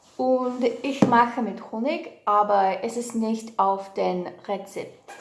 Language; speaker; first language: German; non-native, learner; English